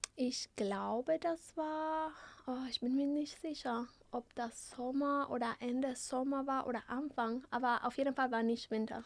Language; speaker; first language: German; non-native, fluent; Spanish